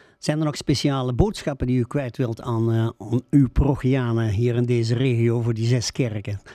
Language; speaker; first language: Dutch; native; Dutch